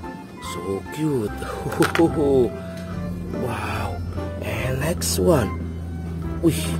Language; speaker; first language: English; non-native, learner; Indonesian